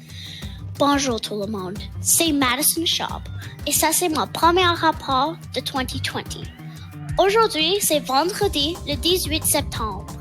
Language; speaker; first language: French; non-native, learner; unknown